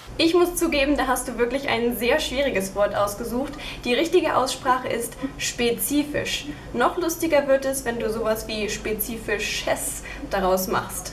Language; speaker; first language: German; native; German